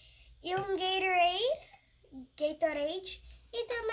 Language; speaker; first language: Portuguese; early bilingual, heritage; Portuguese